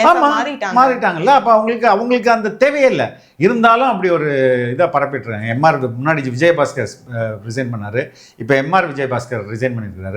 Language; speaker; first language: Tamil; native; Tamil